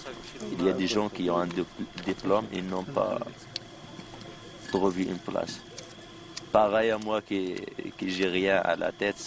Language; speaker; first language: French; non-native, learner; Arabic